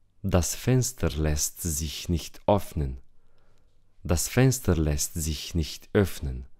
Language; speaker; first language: German; non-native, fluent; Romanian